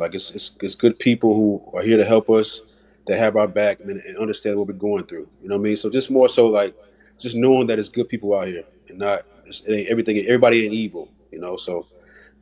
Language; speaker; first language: English; native; English